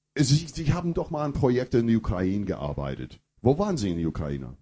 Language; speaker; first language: German; non-native, fluent; English